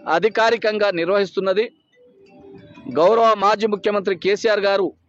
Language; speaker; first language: Telugu; non-native, local second language; Lambadi